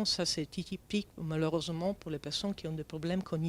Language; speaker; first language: French; non-native, fluent; Italian